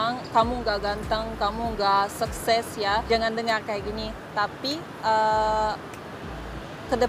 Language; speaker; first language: Indonesian; non-native, fluent; Russian